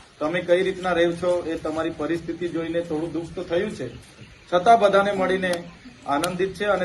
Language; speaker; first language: Gujarati; non-native, local second language; Vasavi